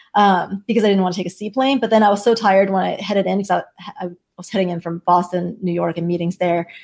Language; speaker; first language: English; early bilingual, other home language; Chinese